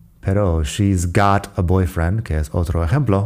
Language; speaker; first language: Spanish; non-native, fluent; English